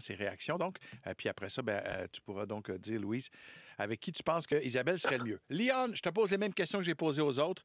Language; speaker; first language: French; native; French